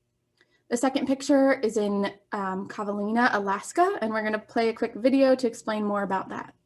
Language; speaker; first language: English; native; English